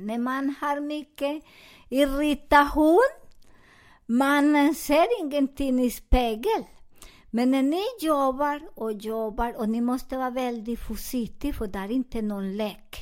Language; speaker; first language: Swedish; non-native, learner; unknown